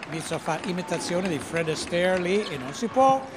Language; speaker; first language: Italian; non-native, fluent; English